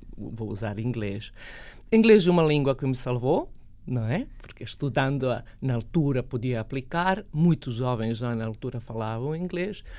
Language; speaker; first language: Portuguese; non-native, fluent; Bosnian